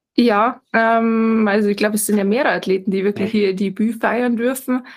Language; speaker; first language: German; native; German